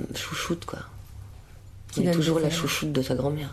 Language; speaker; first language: French; native; French